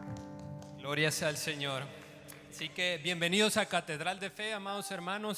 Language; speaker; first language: Spanish; native; Spanish